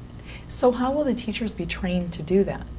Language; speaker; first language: English; native; English